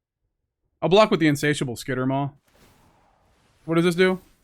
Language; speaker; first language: English; native; English